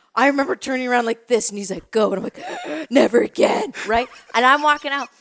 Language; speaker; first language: English; native; English